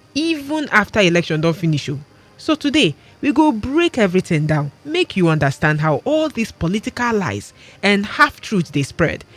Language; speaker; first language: Nigerian Pidgin; non-native, local second language; Igbo